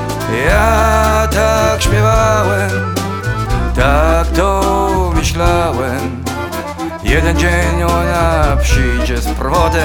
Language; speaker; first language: Polish; early bilingual, heritage; Polish